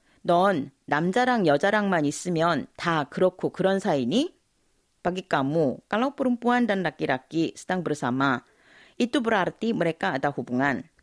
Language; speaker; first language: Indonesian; non-native, fluent; Korean